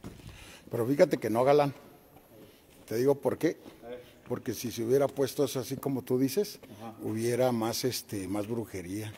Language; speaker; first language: Spanish; native; Spanish